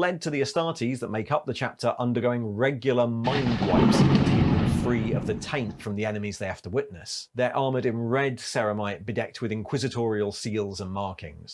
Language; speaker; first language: English; native; English